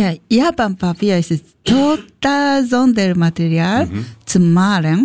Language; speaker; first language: German; non-native, learner; Japanese